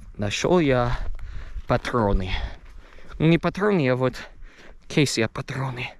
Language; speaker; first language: Russian; non-native, fluent; English